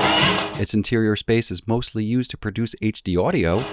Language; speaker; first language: English; native; English